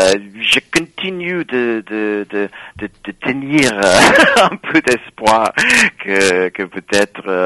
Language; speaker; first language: French; non-native, fluent; English